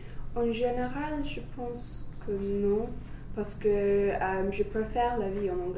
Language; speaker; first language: French; non-native, learner; English